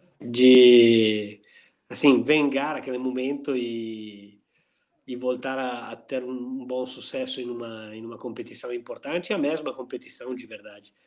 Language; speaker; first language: Portuguese; non-native, fluent; Italian